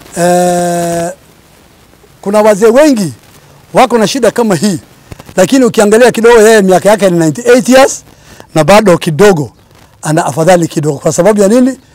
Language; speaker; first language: Swahili; non-native, local second language; Somali